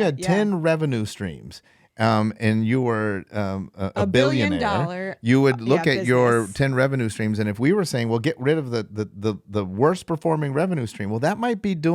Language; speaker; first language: English; native; English